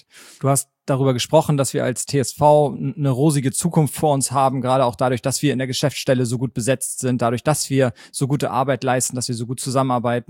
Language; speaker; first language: German; native; German